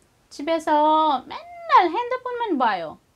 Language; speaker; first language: Korean; non-native, fluent; Filipino